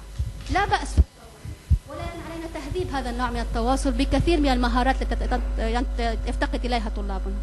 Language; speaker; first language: Arabic; native; Arabic